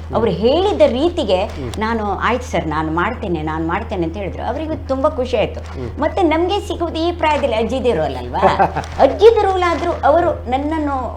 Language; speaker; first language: Kannada; non-native, local second language; Konkani